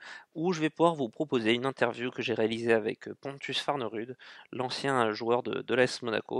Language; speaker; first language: French; native; French